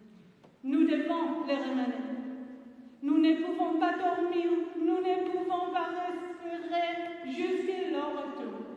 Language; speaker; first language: French; non-native, fluent; Hebrew